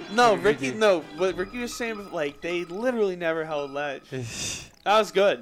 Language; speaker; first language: English; native; English